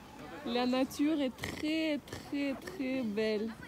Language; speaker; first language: French; non-native, fluent; Russian